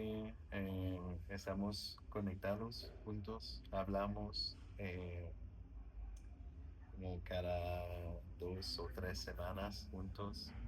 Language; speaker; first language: Spanish; non-native, learner; French